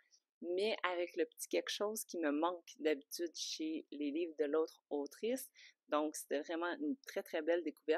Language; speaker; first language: French; native; French